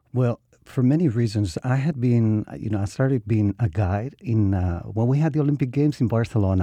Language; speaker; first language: English; non-native, fluent; Spanish